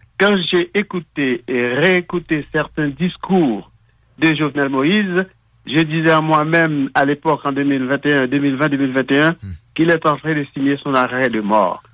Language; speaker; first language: French; non-native, local second language; Haitian Creole